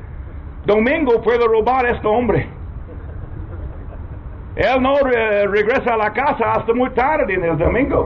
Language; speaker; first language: Spanish; non-native, learner; English